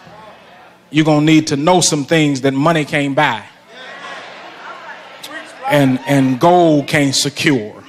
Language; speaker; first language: English; native; English